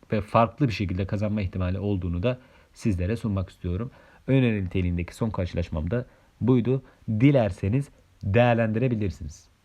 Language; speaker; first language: Turkish; native; Turkish